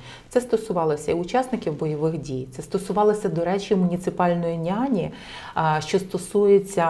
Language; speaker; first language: Ukrainian; native; Ukrainian